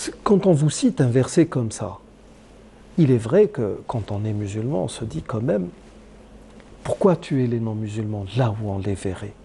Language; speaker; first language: French; non-native, local second language; Arabic